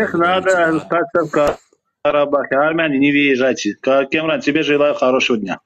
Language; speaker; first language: Russian; non-native, fluent; Armenian